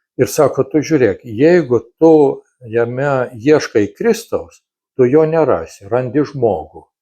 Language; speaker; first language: Lithuanian; native; Lithuanian